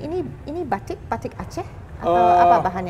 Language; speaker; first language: Indonesian; non-native, fluent; English